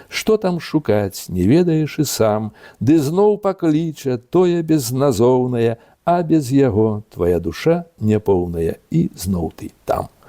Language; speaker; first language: Belarusian; native; Belarusian